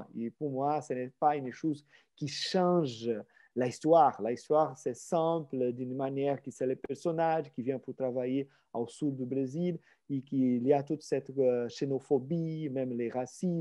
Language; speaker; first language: French; non-native, fluent; Portuguese